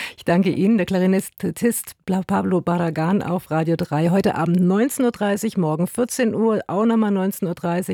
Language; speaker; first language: German; native; German